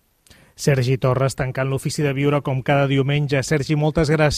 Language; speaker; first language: Catalan; native; Catalan